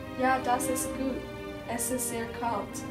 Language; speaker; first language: German; non-native, learner; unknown